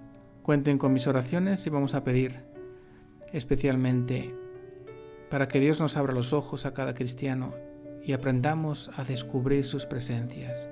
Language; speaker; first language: Spanish; native; Spanish